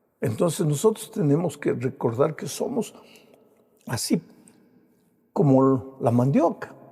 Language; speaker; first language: Spanish; native; Spanish